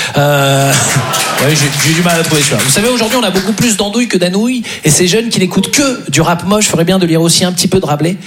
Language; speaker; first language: French; native; French